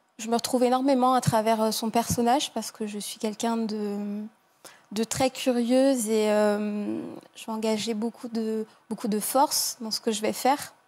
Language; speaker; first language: French; native; French